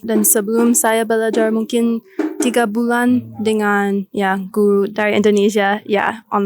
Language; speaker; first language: Indonesian; non-native, learner; English